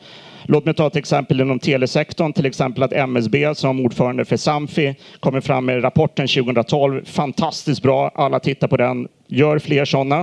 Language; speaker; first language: Swedish; native; Swedish